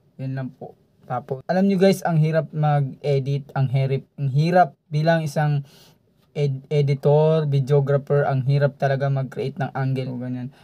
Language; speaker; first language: Filipino; non-native, local second language; Cebuano